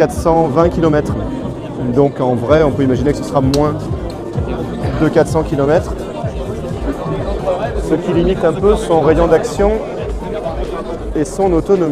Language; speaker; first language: French; native; French